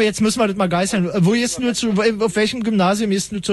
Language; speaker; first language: German; native; German